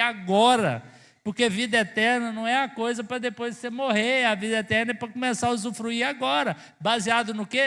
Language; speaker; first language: Portuguese; native; Portuguese